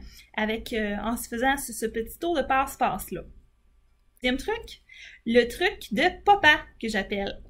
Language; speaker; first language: French; native; French